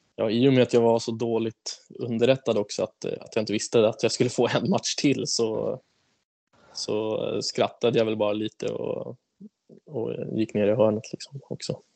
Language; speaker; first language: Swedish; native; Swedish